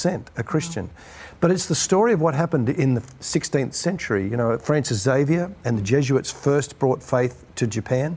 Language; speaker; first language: English; native; English